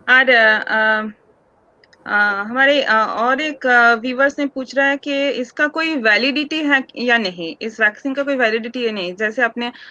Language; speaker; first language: Hindi; non-native, local second language; Bangla